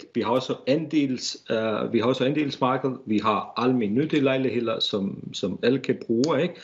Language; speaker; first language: Danish; non-native, fluent; Bosnian